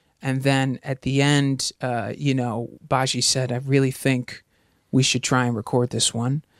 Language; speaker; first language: English; early bilingual, other home language; German